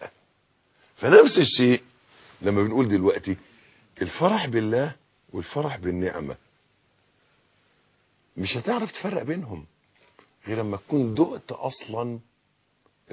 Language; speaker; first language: Arabic; native; Arabic